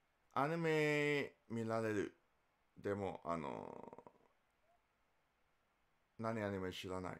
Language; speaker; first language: Japanese; non-native, learner; English